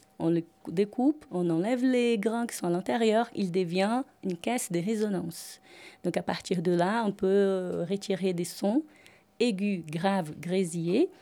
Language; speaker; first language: French; non-native, fluent; Portuguese